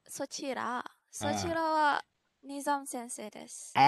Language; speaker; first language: Japanese; non-native, learner; Malay